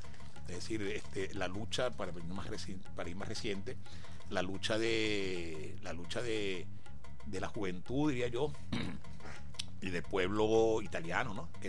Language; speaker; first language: Spanish; native; Spanish